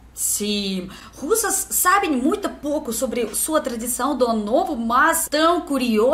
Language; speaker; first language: Portuguese; non-native, learner; Russian